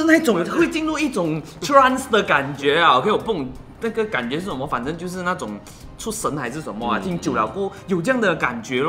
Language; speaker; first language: Chinese; native; Chinese